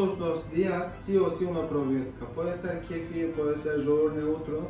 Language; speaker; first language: Spanish; non-native, fluent; Turkish